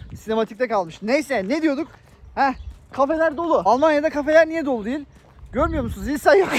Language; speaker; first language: Turkish; native; Turkish